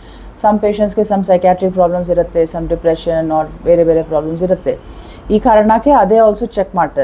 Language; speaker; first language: Kannada; non-native, fluent; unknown